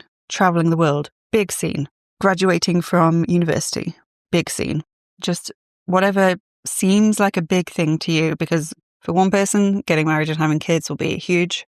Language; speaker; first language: English; native; English